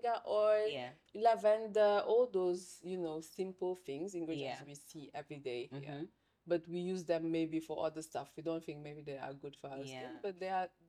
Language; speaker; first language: English; non-native, fluent; French